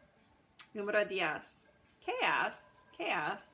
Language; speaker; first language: Spanish; non-native, fluent; English